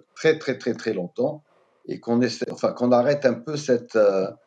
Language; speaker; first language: French; non-native, local second language; Arabic